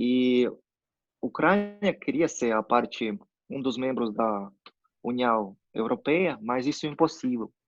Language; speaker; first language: Portuguese; non-native, fluent; Russian